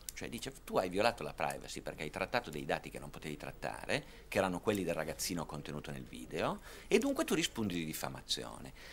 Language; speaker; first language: Italian; native; Italian